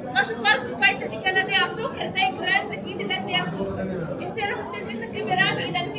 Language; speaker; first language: Portuguese; non-native, fluent; Arabic